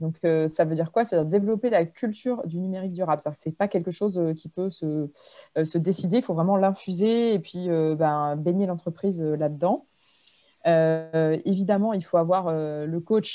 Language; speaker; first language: French; native; French